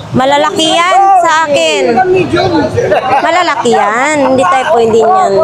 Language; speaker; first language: Filipino; native; Filipino